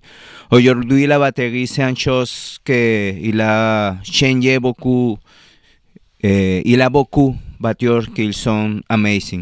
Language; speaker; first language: French; non-native, learner; Spanish